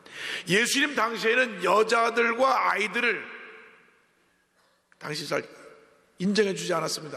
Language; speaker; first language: Korean; native; Korean